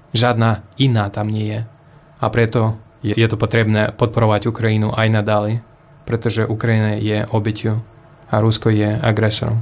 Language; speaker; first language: Slovak; non-native, fluent; Russian